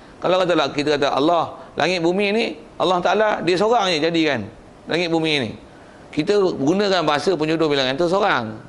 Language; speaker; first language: Malay; native; Malay